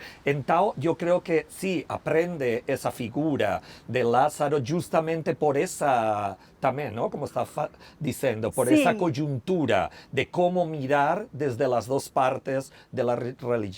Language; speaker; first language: Portuguese; non-native, learner; Spanish